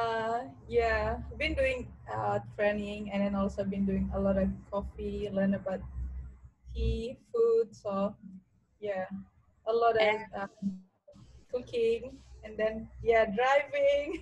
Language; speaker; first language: English; non-native, learner; Indonesian